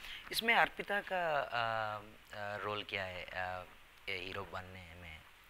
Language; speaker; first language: Hindi; non-native, local second language; Telugu